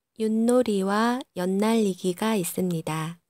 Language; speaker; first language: Korean; non-native, learner; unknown